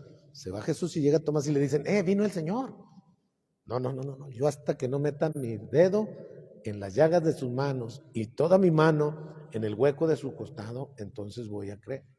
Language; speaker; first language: Spanish; native; Spanish